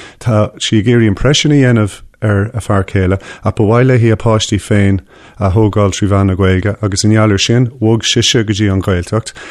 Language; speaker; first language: Irish; non-native, local second language; English